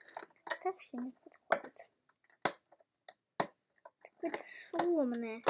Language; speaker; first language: Russian; early bilingual, heritage; Russian